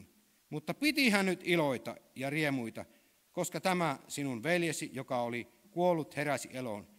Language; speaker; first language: Finnish; native; Finnish